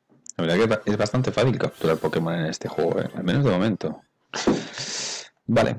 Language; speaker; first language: Spanish; native; Spanish